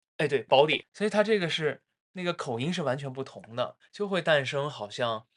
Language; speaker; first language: Chinese; native; Chinese